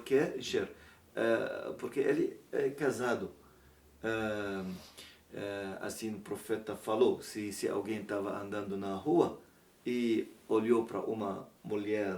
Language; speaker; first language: Portuguese; non-native, learner; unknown